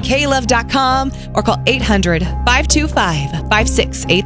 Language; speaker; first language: English; native; English